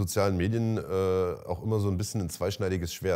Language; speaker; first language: German; native; German